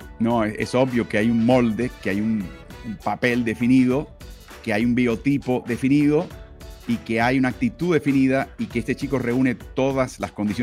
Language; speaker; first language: Spanish; native; Spanish